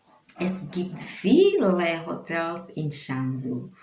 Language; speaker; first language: German; non-native, learner; Swahili